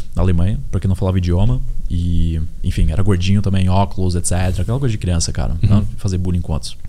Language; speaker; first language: Portuguese; early bilingual, heritage; Portuguese